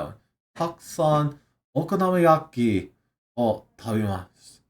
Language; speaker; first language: Japanese; non-native, learner; English